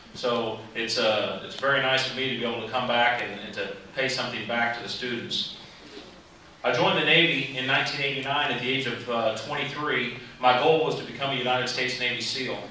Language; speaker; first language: English; native; English